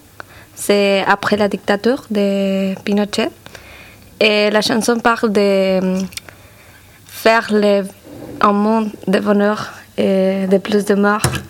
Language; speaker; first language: French; non-native, learner; Spanish